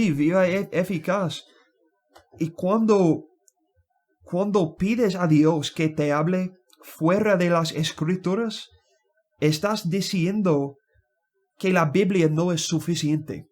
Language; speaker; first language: Spanish; non-native, learner; English